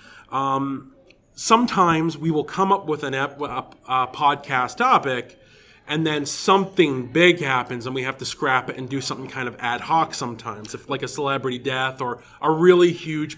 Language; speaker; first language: English; native; English